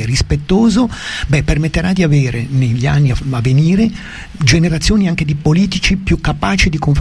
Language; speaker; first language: Italian; native; Italian